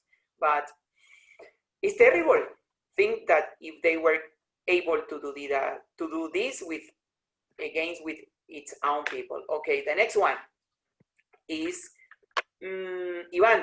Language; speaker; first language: English; non-native, learner; Spanish